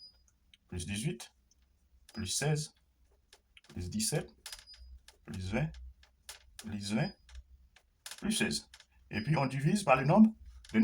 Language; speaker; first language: French; non-native, local second language; Haitian Creole